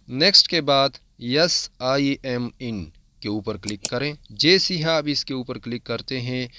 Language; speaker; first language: Urdu; non-native, local second language; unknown